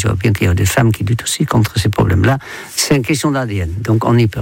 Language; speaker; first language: French; non-native, fluent; Dutch